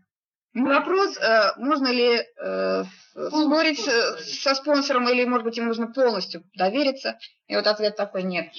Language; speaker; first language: Russian; native; Russian